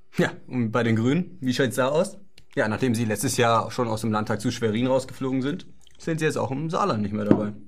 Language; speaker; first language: German; native; German